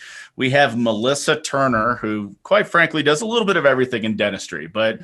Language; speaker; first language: English; native; English